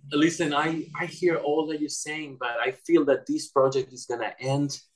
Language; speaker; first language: English; non-native, fluent; Spanish